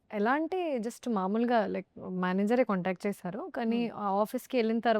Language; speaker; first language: Telugu; non-native, fluent; Hindi